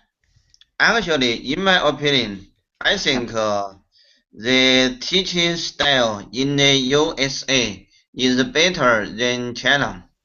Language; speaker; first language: English; non-native, learner; Chinese